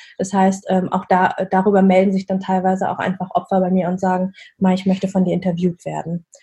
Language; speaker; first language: German; early bilingual, other home language; Vietnamese